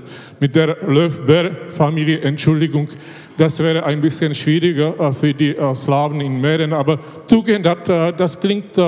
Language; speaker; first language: German; non-native, fluent; Czech